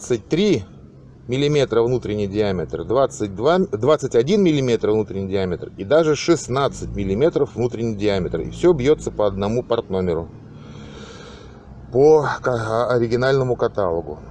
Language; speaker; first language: Russian; native; Russian